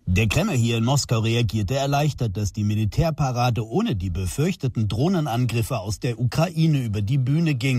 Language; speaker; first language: German; native; German